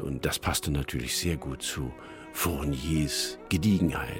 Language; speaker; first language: German; native; German